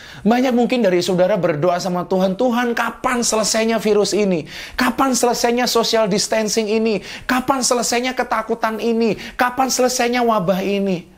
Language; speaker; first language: Indonesian; native; Indonesian